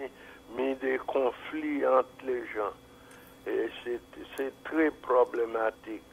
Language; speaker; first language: French; non-native, fluent; English